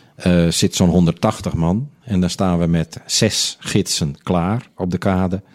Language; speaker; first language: Dutch; native; Dutch